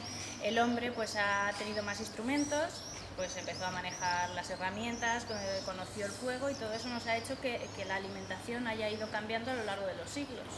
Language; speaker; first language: Spanish; native; Spanish